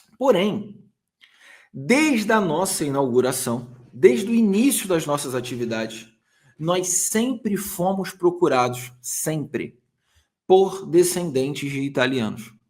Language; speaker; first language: Portuguese; native; Portuguese